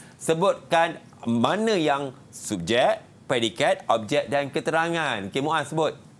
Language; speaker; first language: Malay; native; Malay